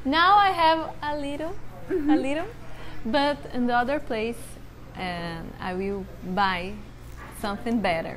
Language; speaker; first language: English; non-native, learner; Portuguese